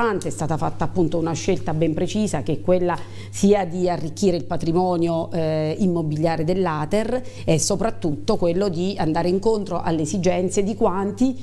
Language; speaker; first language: Italian; native; Italian